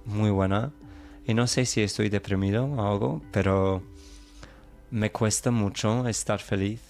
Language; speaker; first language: Spanish; non-native, fluent; English